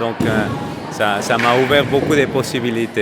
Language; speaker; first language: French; non-native, fluent; Spanish